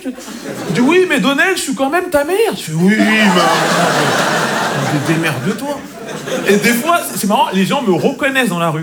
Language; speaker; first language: French; native; French